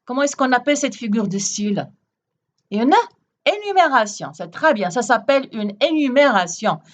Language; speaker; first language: French; non-native, local second language; Arabic